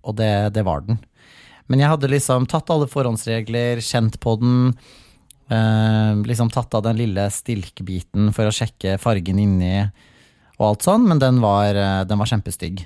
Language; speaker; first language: Norwegian; native; Norwegian